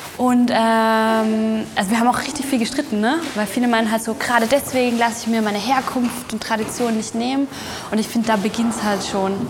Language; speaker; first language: German; native; German